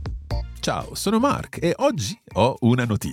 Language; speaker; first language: Italian; non-native, fluent; English